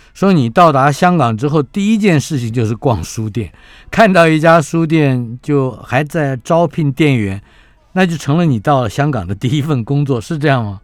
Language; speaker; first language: Chinese; native; Chinese